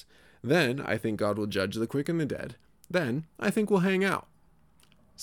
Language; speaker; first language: English; native; English